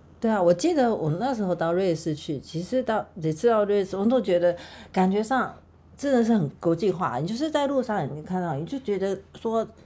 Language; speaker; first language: Chinese; native; Chinese